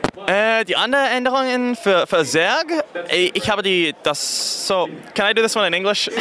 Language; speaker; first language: German; non-native, fluent; English